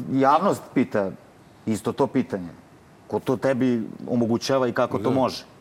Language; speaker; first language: Serbian; native; Serbian